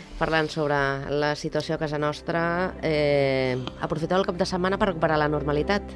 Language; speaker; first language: Catalan; native; Catalan